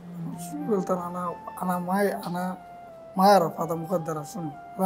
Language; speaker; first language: Arabic; non-native, learner; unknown